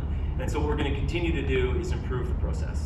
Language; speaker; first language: English; native; English